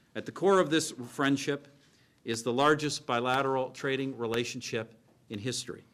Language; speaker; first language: English; native; English